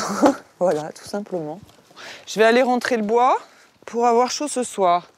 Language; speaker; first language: French; native; French